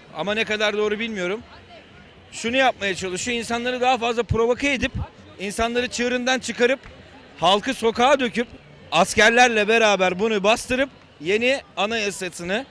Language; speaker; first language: Turkish; native; Turkish